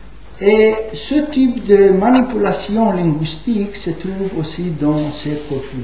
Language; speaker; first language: French; non-native, fluent; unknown